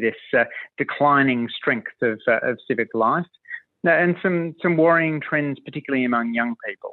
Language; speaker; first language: English; native; English